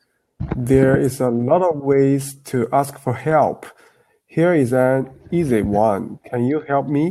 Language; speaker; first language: English; non-native, learner; Chinese